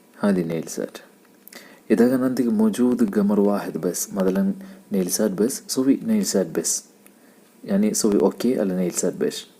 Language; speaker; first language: Arabic; non-native, learner; Malayalam